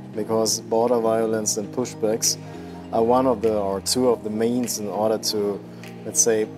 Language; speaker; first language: English; non-native, fluent; German